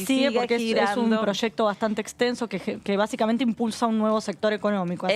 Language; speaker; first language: Spanish; native; Spanish